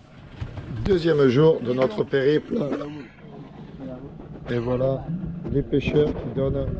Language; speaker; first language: French; native; French